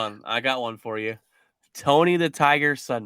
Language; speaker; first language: English; native; English